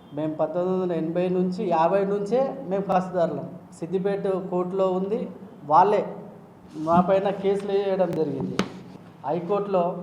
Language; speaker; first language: Telugu; native; Telugu